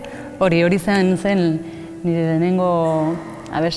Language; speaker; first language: Basque; non-native, local second language; Spanish